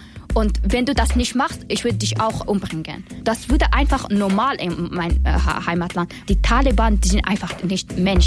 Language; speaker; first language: German; non-native, learner; Persian